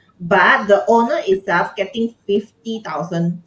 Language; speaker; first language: English; non-native, local second language; Chinese